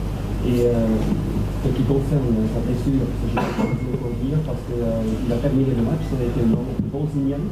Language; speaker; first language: French; non-native, fluent; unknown